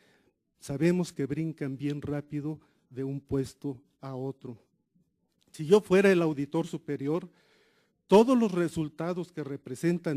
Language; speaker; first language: Spanish; native; Spanish